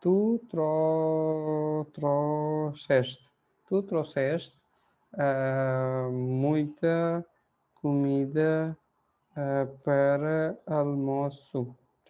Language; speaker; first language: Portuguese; non-native, fluent; Hindi